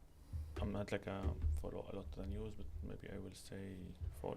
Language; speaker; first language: English; non-native, learner; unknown